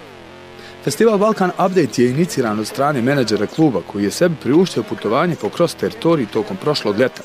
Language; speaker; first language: Croatian; native; Croatian